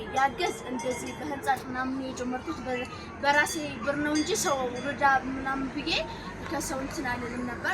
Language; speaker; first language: Amharic; non-native, local second language; Tigrinya